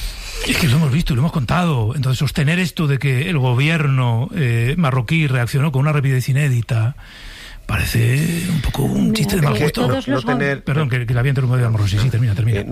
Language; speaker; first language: Spanish; native; Spanish